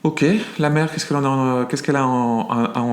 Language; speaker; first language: French; native; French